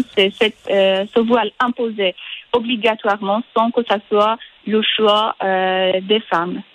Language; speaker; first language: French; non-native, fluent; Persian